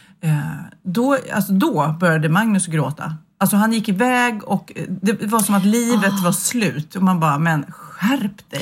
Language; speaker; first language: Swedish; native; Swedish